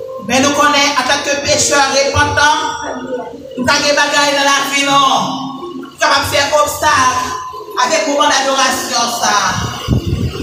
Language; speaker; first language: French; non-native, local second language; Haitian Creole